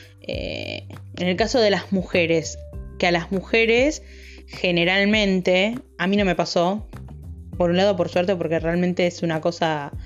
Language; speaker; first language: Spanish; native; Spanish